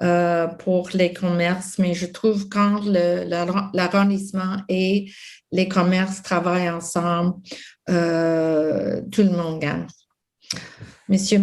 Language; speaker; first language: French; non-native, local second language; English